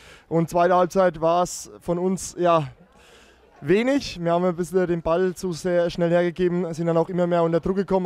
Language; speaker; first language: German; native; German